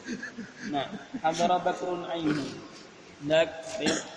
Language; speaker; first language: Arabic; non-native, fluent; Indonesian